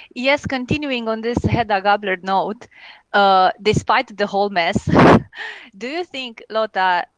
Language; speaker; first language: English; non-native, fluent; Romanian